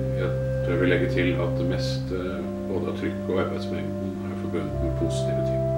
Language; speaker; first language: Norwegian; native; Norwegian